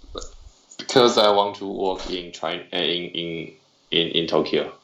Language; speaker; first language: English; non-native, learner; Chinese